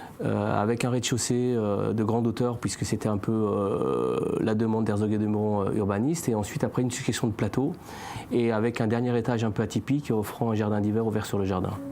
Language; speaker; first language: French; native; French